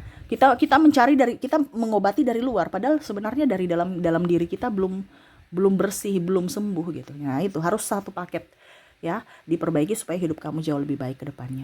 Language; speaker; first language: Indonesian; native; Indonesian